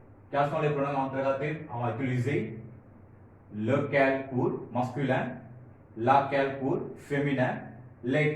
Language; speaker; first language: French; non-native, fluent; Tamil